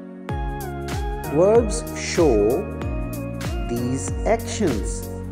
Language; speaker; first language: English; non-native, local second language; Urdu